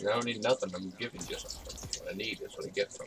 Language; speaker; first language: English; native; English